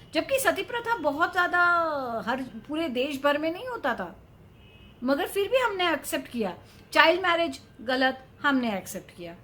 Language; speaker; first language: Hindi; non-native, local second language; Bangla